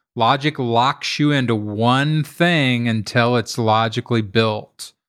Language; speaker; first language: English; native; English